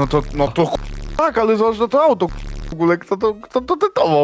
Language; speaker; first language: Polish; native; Polish